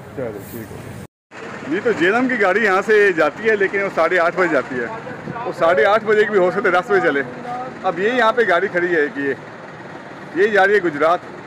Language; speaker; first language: Urdu; non-native, local second language; Punjabi